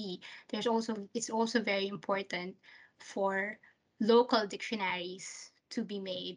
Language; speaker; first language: English; non-native, local second language; Filipino